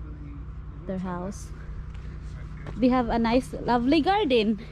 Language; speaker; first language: English; non-native, local second language; Cebuano